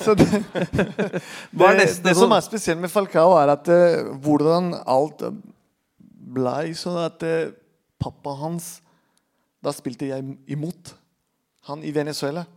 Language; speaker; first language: Norwegian; non-native, fluent; Spanish